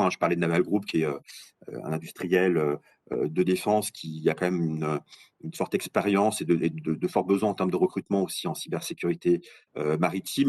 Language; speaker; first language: French; native; French